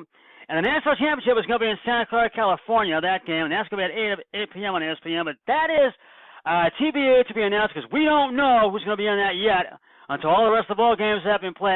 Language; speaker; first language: English; native; English